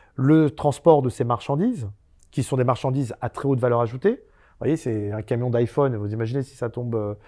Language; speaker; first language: French; native; French